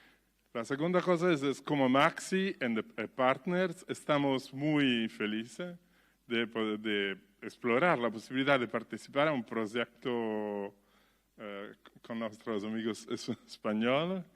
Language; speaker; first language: Spanish; non-native, learner; Italian